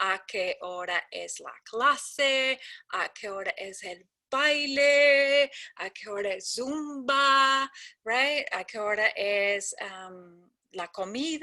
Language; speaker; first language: Spanish; non-native, fluent; English